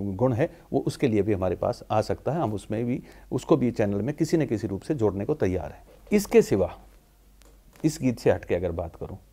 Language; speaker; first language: Hindi; native; Hindi